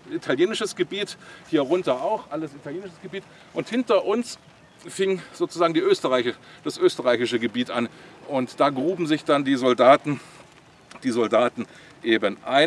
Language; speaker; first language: German; native; German